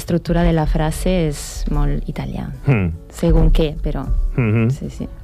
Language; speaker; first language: Catalan; non-native, learner; Italian